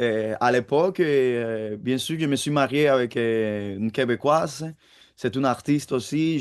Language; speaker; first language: French; non-native, fluent; Spanish